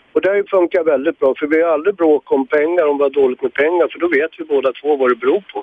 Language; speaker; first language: Swedish; native; Swedish